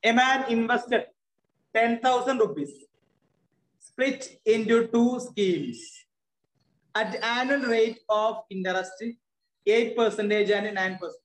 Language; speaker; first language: English; non-native, local second language; Malayalam